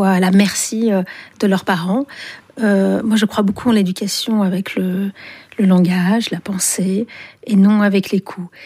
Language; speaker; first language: French; native; French